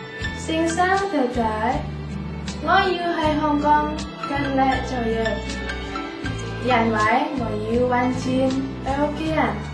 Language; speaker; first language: Cantonese; non-native, learner; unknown